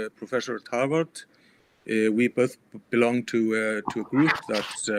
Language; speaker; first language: English; non-native, fluent; Icelandic